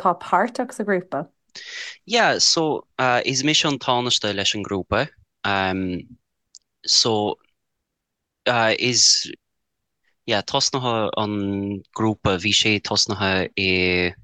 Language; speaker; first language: Irish; non-native, fluent; English